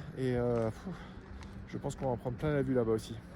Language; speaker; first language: French; native; French